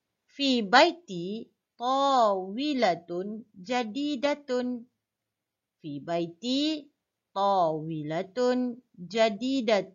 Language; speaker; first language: Arabic; non-native, fluent; Malay